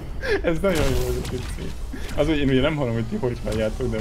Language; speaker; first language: Hungarian; native; Hungarian